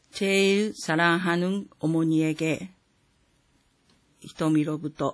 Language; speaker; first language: Korean; non-native, fluent; Japanese